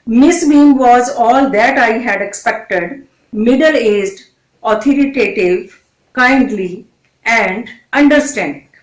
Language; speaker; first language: English; non-native, local second language; Punjabi